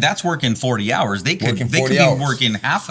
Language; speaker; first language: English; native; English